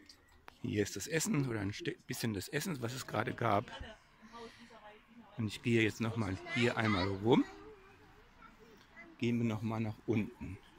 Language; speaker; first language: German; native; German